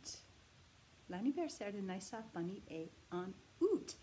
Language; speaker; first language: French; non-native, fluent; English